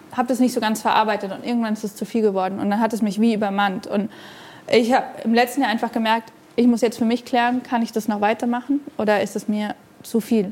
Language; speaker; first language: German; native; German